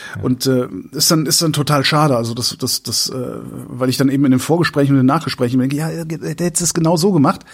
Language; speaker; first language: German; native; German